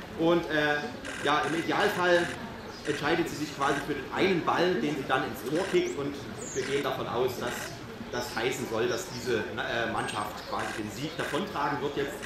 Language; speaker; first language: German; native; German